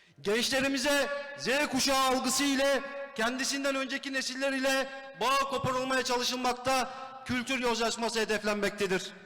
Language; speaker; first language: Turkish; native; Turkish